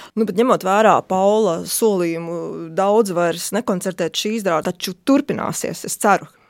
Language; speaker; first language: Latvian; native; Latvian